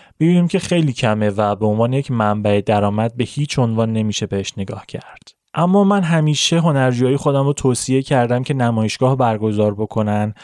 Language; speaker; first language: Persian; native; Persian